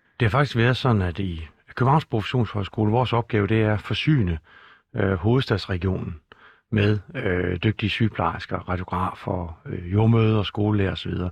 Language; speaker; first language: Danish; native; Danish